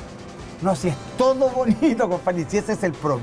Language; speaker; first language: Spanish; native; Spanish